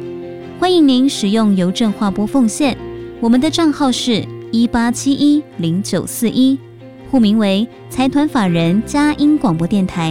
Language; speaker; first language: Chinese; native; Chinese